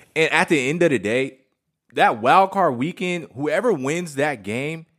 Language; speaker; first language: English; native; English